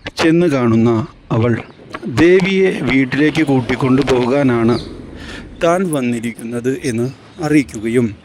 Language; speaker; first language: Malayalam; native; Malayalam